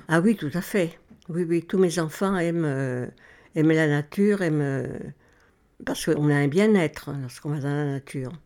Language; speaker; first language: French; native; French